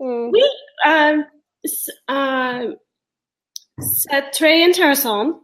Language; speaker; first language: French; non-native, learner; English